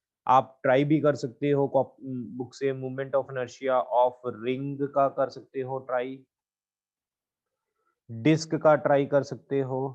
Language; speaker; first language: Hindi; native; Hindi